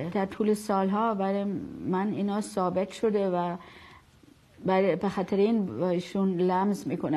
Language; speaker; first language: Persian; non-native, fluent; German